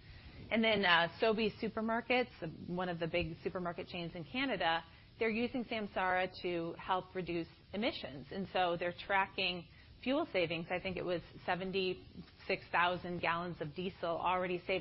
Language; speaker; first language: English; native; English